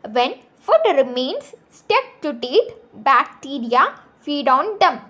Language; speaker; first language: English; non-native, local second language; Malayalam